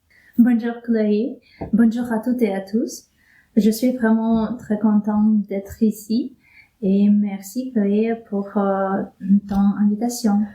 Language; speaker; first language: French; non-native, fluent; Ukrainian